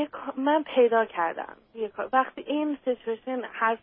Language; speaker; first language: Persian; early bilingual, other home language; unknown